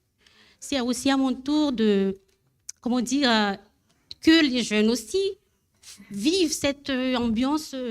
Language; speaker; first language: French; non-native, learner; Malagasy